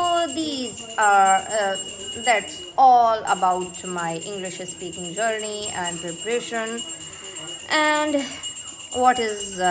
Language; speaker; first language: English; non-native, learner; Hindi